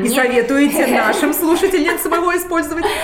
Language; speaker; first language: Russian; native; Russian